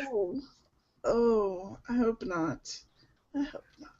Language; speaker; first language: English; native; English